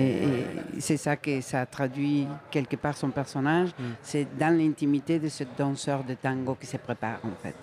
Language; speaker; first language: French; non-native, fluent; Spanish